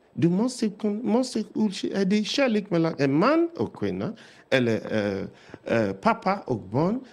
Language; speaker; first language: Swedish; non-native, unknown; Yoruba